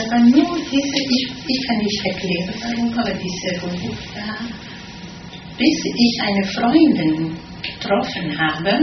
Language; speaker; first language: German; non-native, fluent; Italian